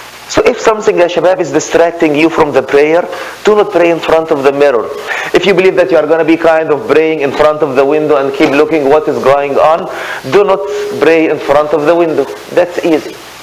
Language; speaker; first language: English; non-native, fluent; Arabic